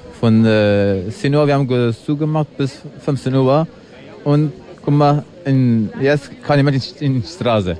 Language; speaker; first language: German; non-native, learner; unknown